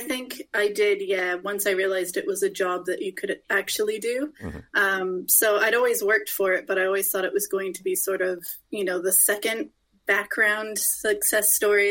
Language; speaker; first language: English; native; English